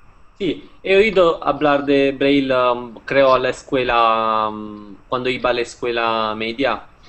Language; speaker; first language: Spanish; non-native, fluent; Italian